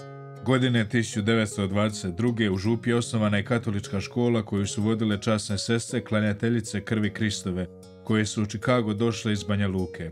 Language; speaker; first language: Croatian; native; Croatian